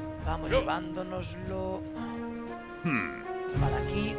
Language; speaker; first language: Spanish; native; Spanish